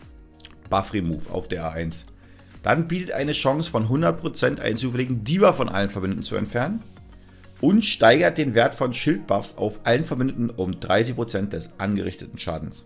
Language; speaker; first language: German; native; German